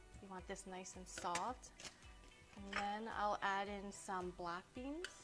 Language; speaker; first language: English; native; English